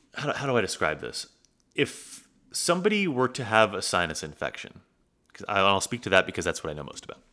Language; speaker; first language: English; native; English